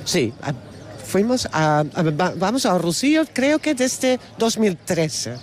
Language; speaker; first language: Spanish; non-native, learner; Dutch